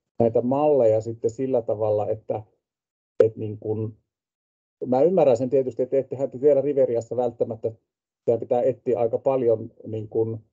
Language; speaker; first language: Finnish; native; Finnish